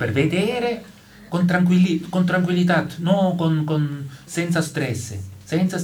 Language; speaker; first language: Italian; non-native, learner; German